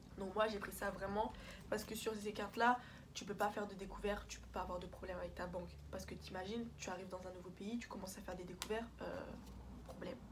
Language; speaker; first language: French; early bilingual, other home language; Portuguese